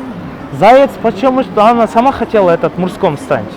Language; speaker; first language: Russian; non-native, local second language; Kyrgyz